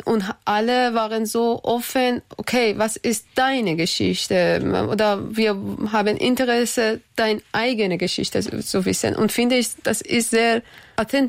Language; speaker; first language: German; non-native, learner; Persian